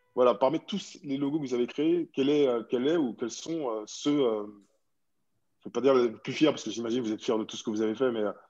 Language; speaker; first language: French; native; French